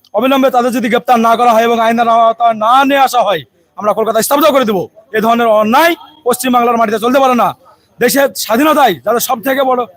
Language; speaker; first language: Bangla; native; Bangla